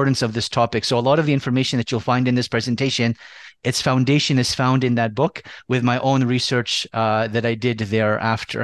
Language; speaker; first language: English; native; English